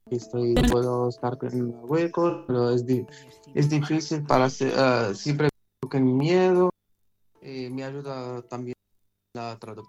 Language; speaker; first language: Spanish; non-native, learner; Arabic